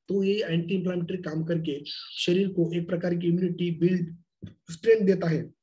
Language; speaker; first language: Hindi; non-native, local second language; Marathi